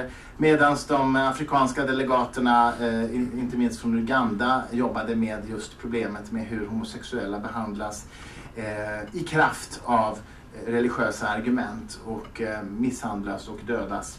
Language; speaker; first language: Swedish; native; Swedish